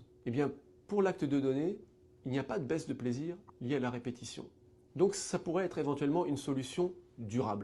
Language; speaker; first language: French; native; French